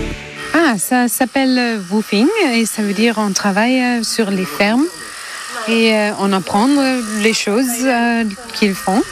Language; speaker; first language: French; non-native, fluent; German